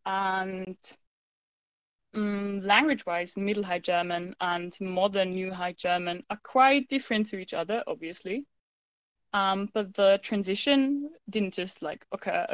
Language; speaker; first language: English; non-native, fluent; German